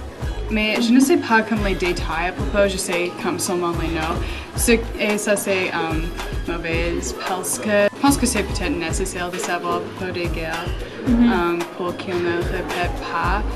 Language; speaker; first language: French; non-native, learner; English